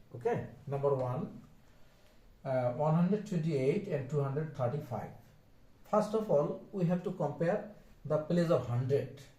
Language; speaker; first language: English; non-native, local second language; Bangla